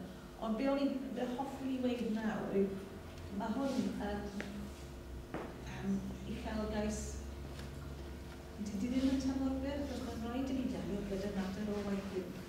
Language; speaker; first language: Welsh; native; Welsh